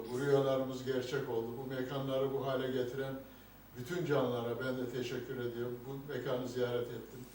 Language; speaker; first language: Turkish; native; Turkish